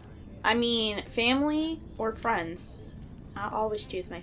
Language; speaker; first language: English; native; English